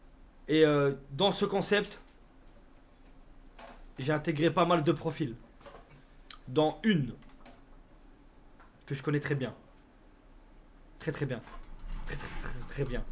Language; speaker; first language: French; native; French